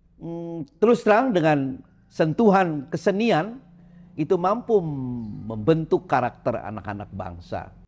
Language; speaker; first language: Indonesian; non-native, local second language; Sundanese